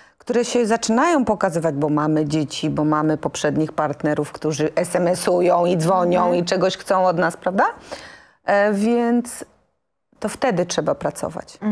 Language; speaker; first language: Polish; native; Polish